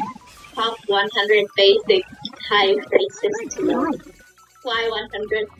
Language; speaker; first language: English; non-native, fluent; Thai